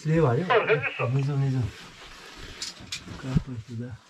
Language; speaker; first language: Russian; non-native, local second language; Chechen